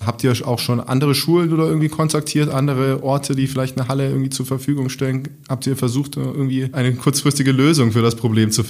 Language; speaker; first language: German; native; German